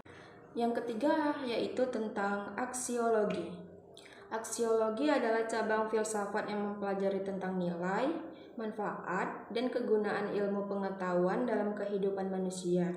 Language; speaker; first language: Indonesian; native; Indonesian